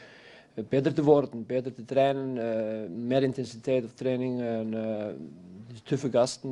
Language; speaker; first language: Dutch; non-native, fluent; Icelandic